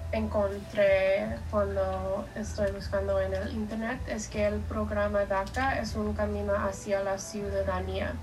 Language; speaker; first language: Spanish; non-native, learner; English